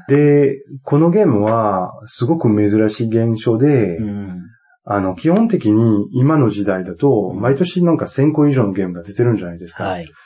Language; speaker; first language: Japanese; non-native, fluent; French